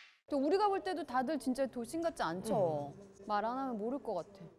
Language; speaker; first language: Korean; native; Korean